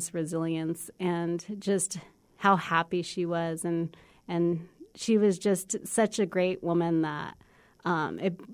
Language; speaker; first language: English; native; English